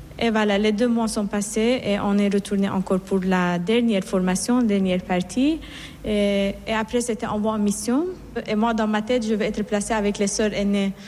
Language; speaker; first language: French; non-native, fluent; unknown